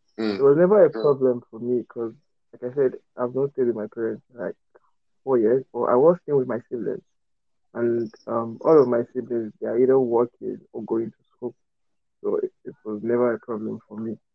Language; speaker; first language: English; non-native, local second language; Yoruba